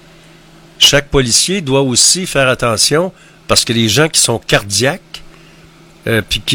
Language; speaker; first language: French; native; French